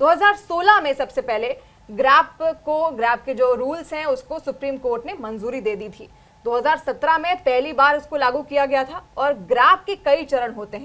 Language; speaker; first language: Hindi; native; Hindi